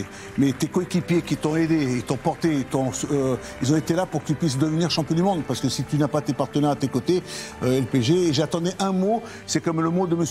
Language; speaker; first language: French; native; French